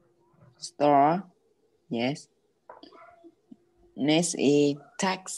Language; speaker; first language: English; non-native, learner; Vietnamese